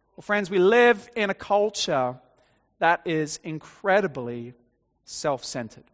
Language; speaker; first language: English; native; English